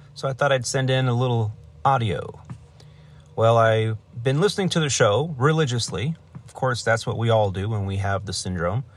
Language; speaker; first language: English; native; English